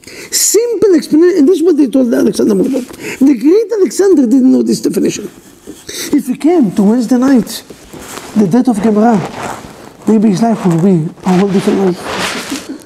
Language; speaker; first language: English; non-native, fluent; Hebrew